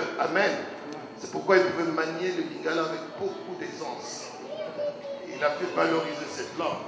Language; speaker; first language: French; non-native, local second language; Lingala